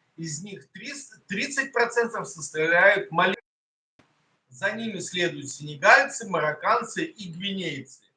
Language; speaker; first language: Russian; native; Russian